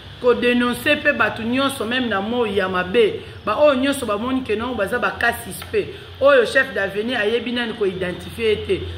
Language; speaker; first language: Lingala; non-native, local second language; Kongo